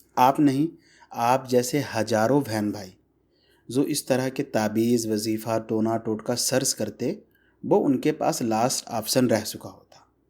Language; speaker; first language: Hindi; non-native, fluent; Bangla